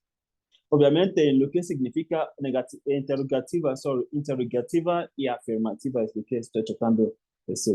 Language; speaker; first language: Spanish; non-native, fluent; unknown